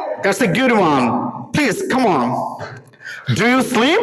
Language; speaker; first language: English; non-native, local second language; Bangla